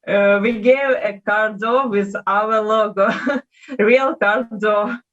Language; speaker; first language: English; non-native, learner; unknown